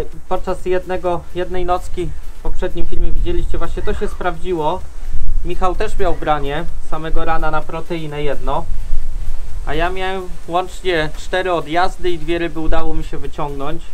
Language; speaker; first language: Polish; native; Polish